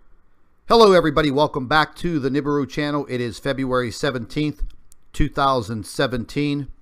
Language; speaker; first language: English; native; English